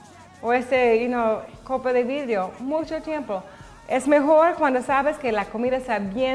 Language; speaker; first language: Spanish; non-native, learner; English